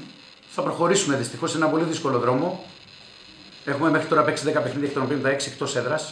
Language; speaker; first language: Greek; native; Greek